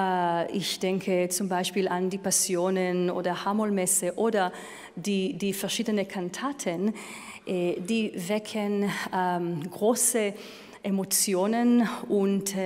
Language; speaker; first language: German; non-native, fluent; Hebrew